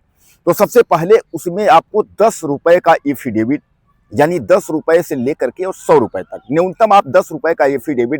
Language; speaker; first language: Hindi; native; Hindi